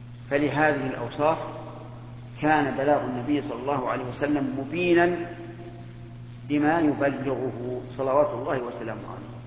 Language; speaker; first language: Arabic; native; Arabic